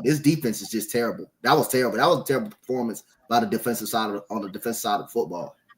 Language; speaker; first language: English; native; English